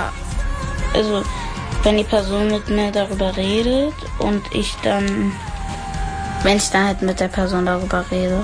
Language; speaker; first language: German; native; German